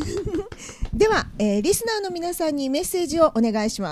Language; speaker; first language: Japanese; native; Japanese